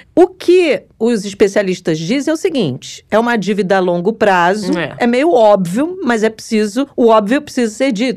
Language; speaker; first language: Portuguese; native; Portuguese